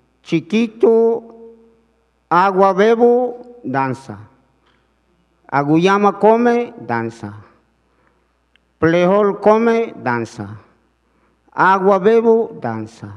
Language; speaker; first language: Spanish; non-native, learner; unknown